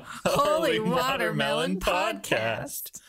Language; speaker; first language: English; native; English